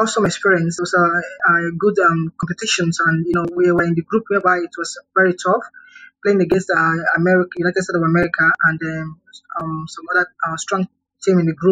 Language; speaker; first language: English; non-native, local second language; Yoruba